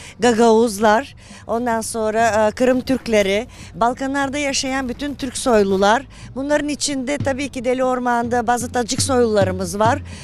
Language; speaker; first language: Turkish; native; Turkish